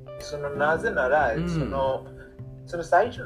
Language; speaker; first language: Japanese; non-native, learner; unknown